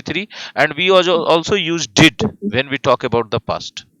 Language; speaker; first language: English; non-native, fluent; Hindi